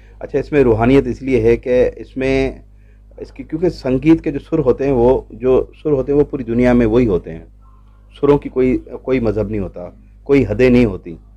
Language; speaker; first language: Urdu; non-native, local second language; Sindhi